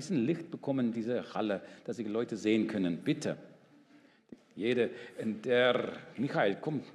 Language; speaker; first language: German; non-native, learner; English